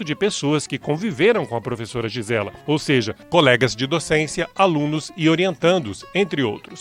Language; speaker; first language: Portuguese; native; Portuguese